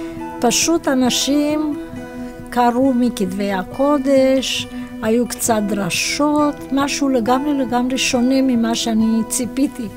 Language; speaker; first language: Hebrew; non-native, fluent; Romanian